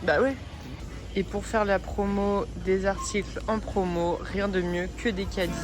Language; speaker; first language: French; native; French